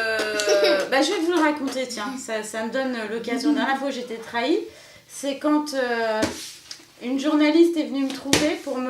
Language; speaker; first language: French; native; French